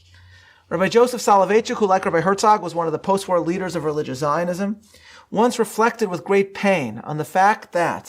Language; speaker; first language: English; native; English